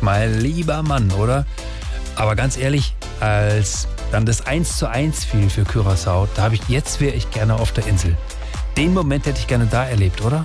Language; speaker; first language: German; native; German